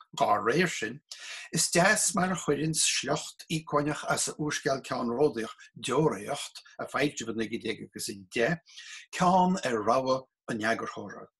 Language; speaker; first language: Irish; native; Irish